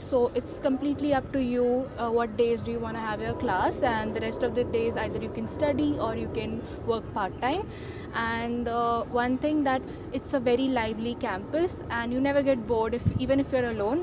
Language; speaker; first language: English; non-native, local second language; Punjabi